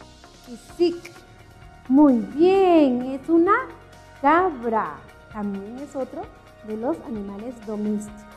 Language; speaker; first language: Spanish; non-native, local second language; Kʼicheʼ